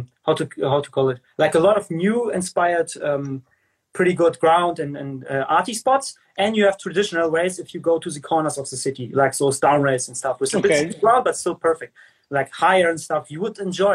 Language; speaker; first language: English; non-native, fluent; German